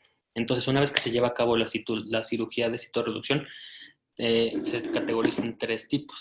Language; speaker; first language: Spanish; native; Spanish